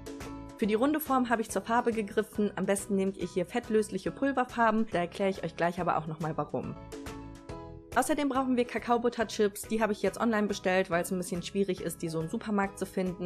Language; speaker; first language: German; native; German